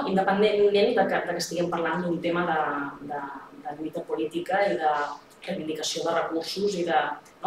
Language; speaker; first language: Catalan; native; Catalan